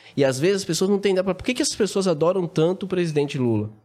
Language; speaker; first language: Portuguese; native; Portuguese